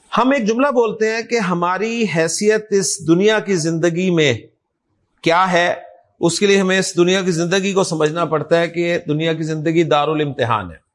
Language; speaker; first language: Urdu; native; Urdu